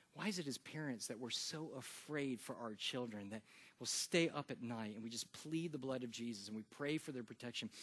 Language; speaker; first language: English; native; English